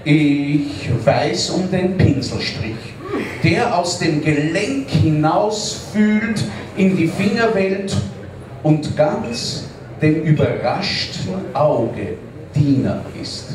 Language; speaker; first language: German; native; German